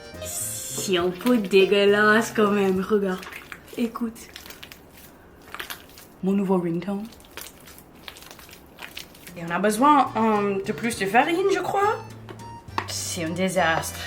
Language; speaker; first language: French; non-native, fluent; English